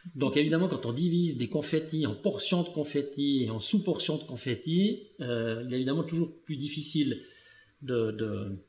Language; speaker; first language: French; native; French